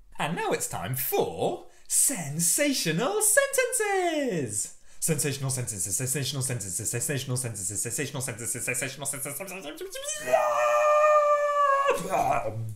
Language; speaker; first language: English; native; English